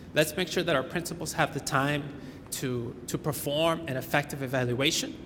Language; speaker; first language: English; early bilingual, other home language; Spanish